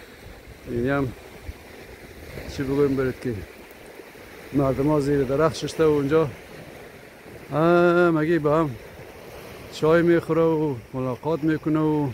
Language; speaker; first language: Persian; native; Persian